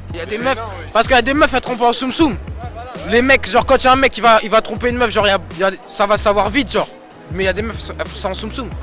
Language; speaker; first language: French; early bilingual, other home language; Lingala